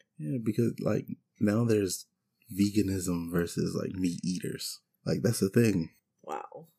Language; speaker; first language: English; native; English